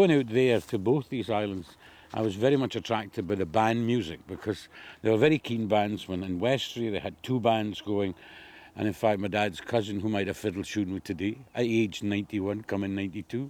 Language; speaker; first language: English; native; English